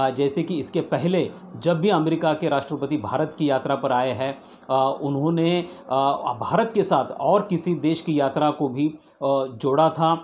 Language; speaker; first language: Hindi; non-native, local second language; Marathi